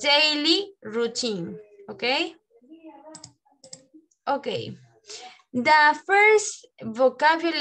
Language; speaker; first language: English; non-native, fluent; Spanish